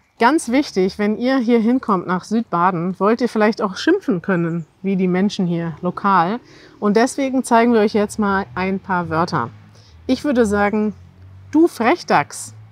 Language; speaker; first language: German; native; German